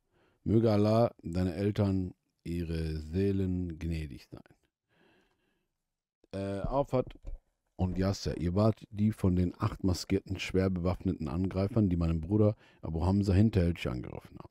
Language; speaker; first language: German; native; German